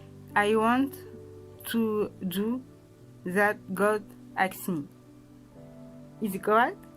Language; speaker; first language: English; non-native, learner; French